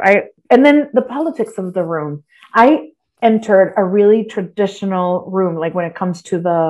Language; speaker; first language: English; early bilingual, other home language; Spanish